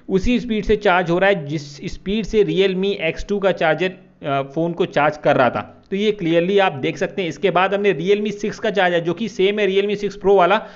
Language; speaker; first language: Hindi; native; Hindi